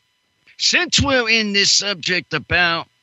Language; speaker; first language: English; non-native, fluent; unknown